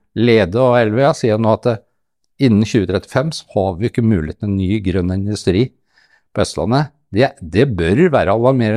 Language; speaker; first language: Norwegian; native; Norwegian